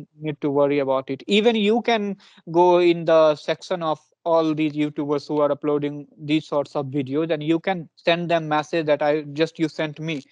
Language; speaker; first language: English; non-native, local second language; Punjabi